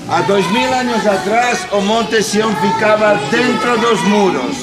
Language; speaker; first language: Portuguese; non-native, fluent; Spanish